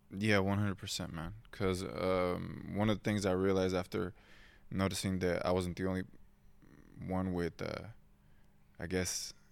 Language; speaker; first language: English; early bilingual, other home language; Spanish